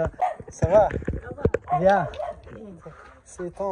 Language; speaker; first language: French; non-native, local second language; Arabic